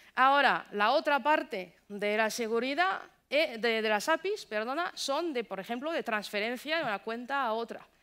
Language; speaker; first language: Spanish; non-native, fluent; French